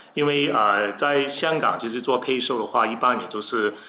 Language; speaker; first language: Chinese; native; Chinese